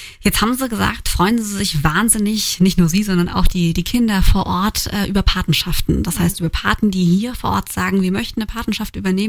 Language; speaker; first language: German; native; German